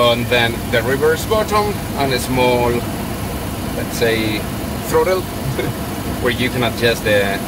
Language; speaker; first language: English; non-native, fluent; Spanish